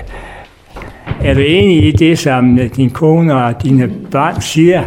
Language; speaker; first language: Danish; native; Danish